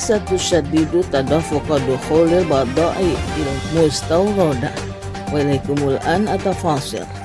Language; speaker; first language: Arabic; non-native, learner; Indonesian